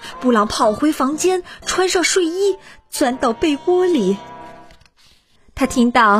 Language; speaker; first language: Chinese; native; Chinese